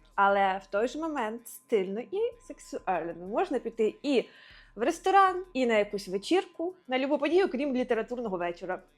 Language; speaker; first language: Ukrainian; non-native, local second language; Russian